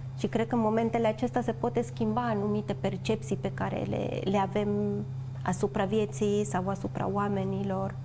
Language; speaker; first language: Romanian; non-native, fluent; Spanish